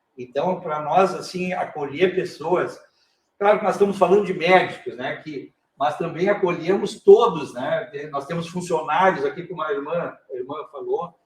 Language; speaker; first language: Portuguese; native; Portuguese